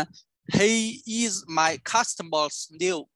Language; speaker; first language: English; non-native, learner; Vietnamese